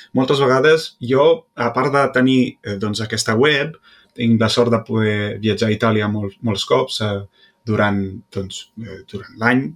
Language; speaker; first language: Catalan; non-native, fluent; Italian